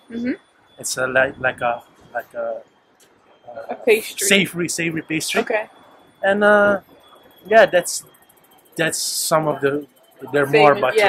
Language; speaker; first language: English; non-native, fluent; Papiamento